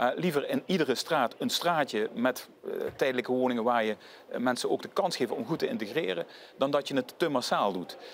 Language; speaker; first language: Dutch; native; Dutch